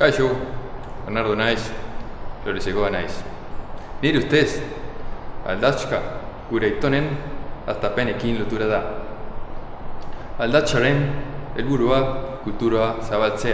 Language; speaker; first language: Basque; non-native, learner; Spanish